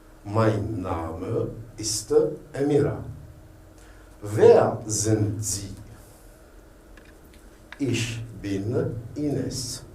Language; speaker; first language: German; non-native, fluent; Arabic